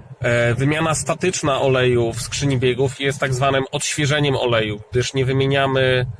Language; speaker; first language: Polish; native; Polish